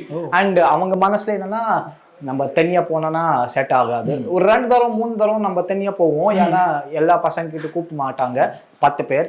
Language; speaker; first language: Tamil; non-native, learner; Kashmiri